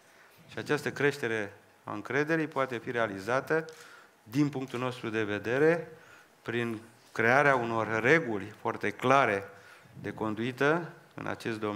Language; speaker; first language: Romanian; native; Romanian